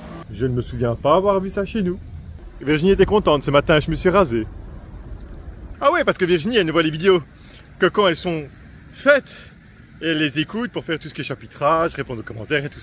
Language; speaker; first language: French; native; French